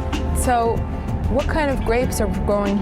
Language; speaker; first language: English; native; English